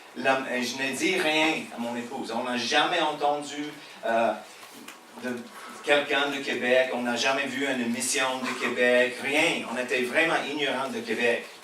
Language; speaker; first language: French; non-native, fluent; English